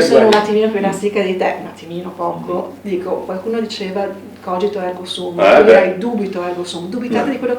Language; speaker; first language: Italian; native; Italian